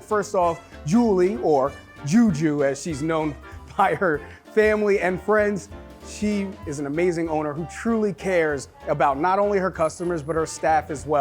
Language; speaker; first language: English; native; English